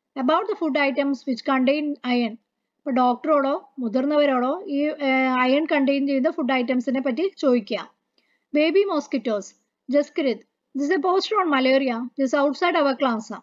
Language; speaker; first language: English; non-native, local second language; Malayalam